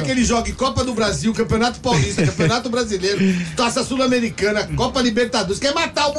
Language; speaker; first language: Portuguese; native; Portuguese